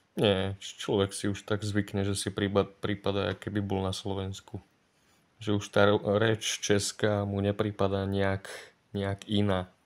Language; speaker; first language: Slovak; native; Slovak